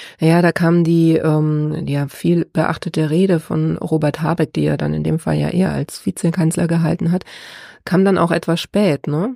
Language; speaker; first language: German; native; German